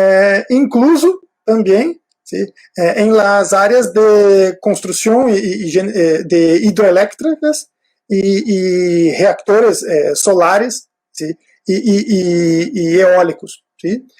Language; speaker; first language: Spanish; non-native, fluent; Portuguese